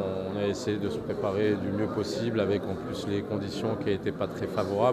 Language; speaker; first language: French; non-native, local second language; Arabic